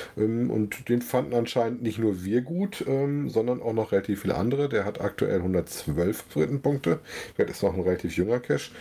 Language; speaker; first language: German; native; German